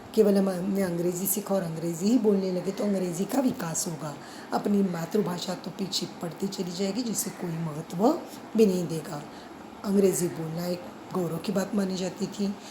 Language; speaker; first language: Hindi; non-native, local second language; Marathi